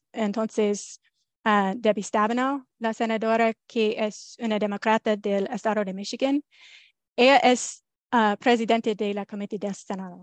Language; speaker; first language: Spanish; non-native, fluent; English